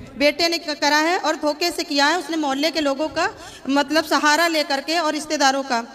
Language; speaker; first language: Hindi; native; Hindi